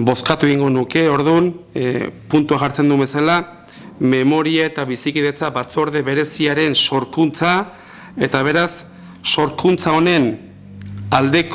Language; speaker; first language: Basque; native; Basque